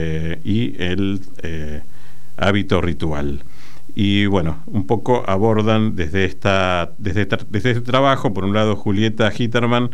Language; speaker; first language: Spanish; native; Spanish